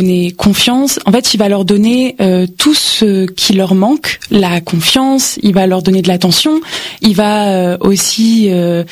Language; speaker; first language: French; native; French